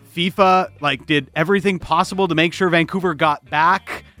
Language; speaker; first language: English; early bilingual, other home language; Italian